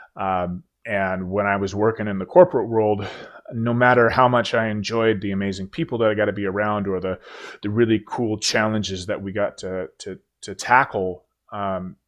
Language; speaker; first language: English; native; English